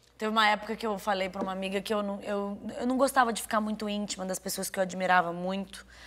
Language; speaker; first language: Portuguese; native; Portuguese